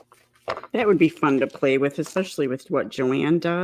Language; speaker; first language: English; native; English